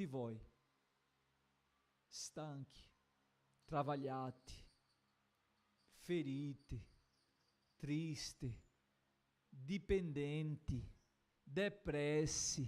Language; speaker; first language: Italian; non-native, fluent; Portuguese